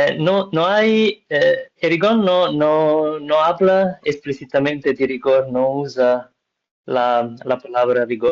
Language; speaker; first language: Spanish; non-native, fluent; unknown